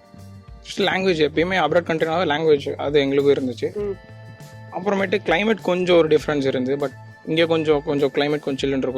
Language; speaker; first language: Tamil; native; Tamil